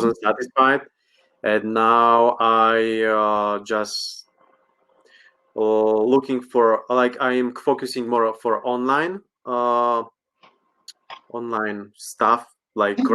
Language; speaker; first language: English; non-native, learner; Slovak